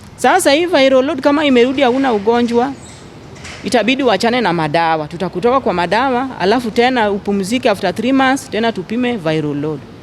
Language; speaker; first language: Swahili; non-native, local second language; Luo (Kenya and Tanzania)